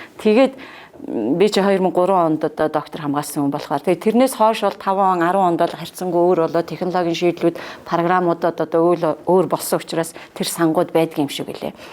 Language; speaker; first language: Mongolian; native; Mongolian